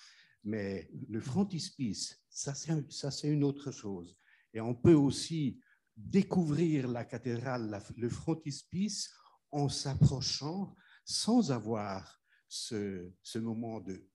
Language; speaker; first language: French; non-native, fluent; German